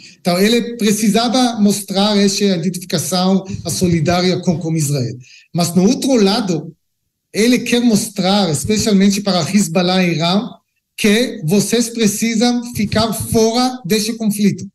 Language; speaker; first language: Portuguese; non-native, learner; Hebrew